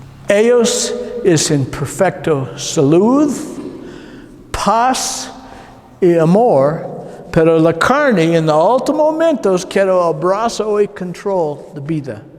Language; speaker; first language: Spanish; non-native, learner; English